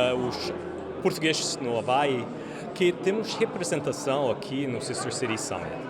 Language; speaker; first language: Portuguese; early bilingual, heritage; English